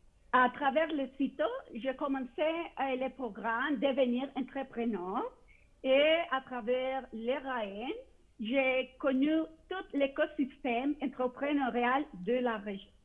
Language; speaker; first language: French; non-native, fluent; Spanish